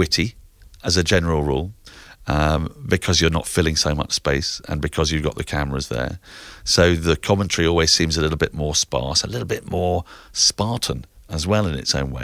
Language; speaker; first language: English; native; English